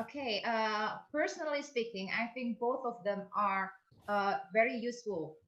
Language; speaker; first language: English; non-native, fluent; Indonesian